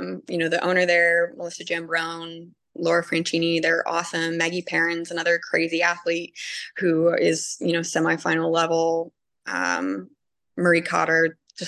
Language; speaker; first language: English; native; English